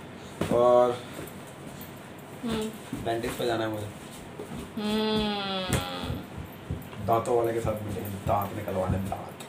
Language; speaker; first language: Hindi; native; Hindi